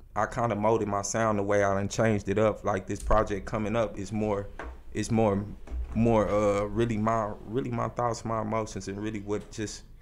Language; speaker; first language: English; native; English